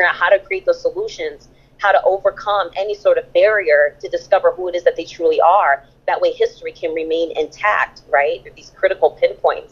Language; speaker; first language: English; early bilingual, other home language; German